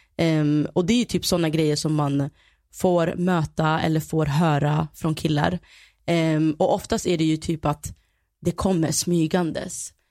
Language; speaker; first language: Swedish; early bilingual, other home language; Somali